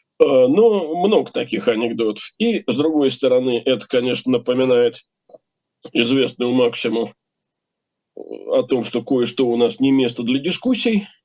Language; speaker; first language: Russian; native; Russian